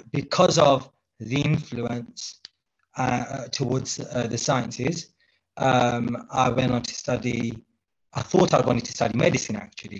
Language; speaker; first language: English; native; English